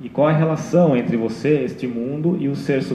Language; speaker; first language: Portuguese; native; Portuguese